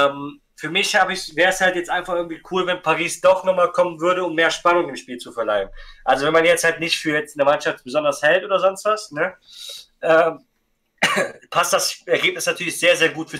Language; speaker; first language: German; native; German